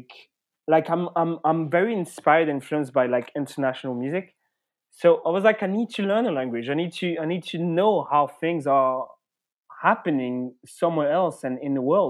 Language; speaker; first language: English; non-native, fluent; French